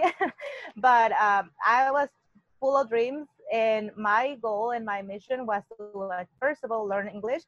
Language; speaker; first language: English; non-native, fluent; Spanish